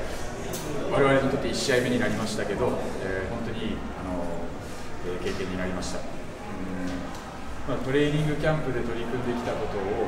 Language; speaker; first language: Japanese; native; Japanese